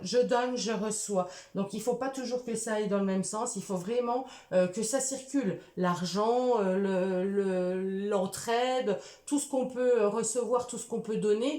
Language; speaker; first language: French; native; French